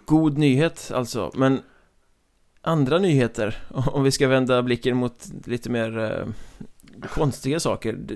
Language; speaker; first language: Swedish; native; Swedish